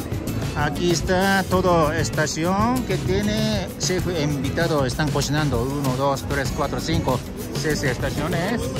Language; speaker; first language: Spanish; non-native, learner; Japanese